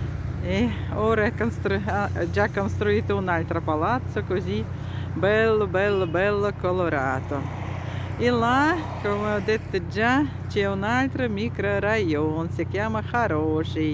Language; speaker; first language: Italian; non-native, fluent; Russian